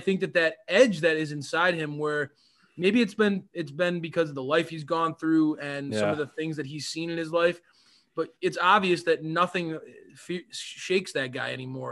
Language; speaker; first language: English; native; English